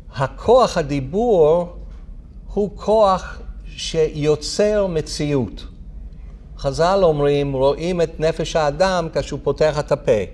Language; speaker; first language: Hebrew; non-native, fluent; English